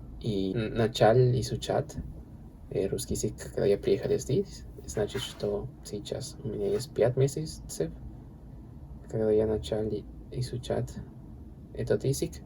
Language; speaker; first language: Russian; non-native, learner; Spanish